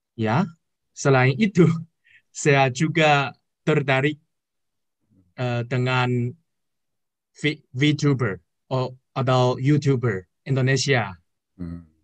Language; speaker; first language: Indonesian; non-native, learner; Chinese